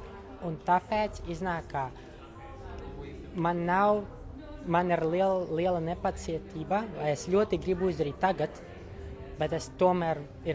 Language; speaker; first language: Latvian; non-native, local second language; Russian